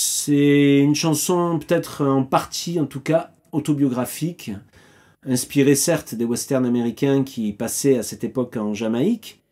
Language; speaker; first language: French; native; French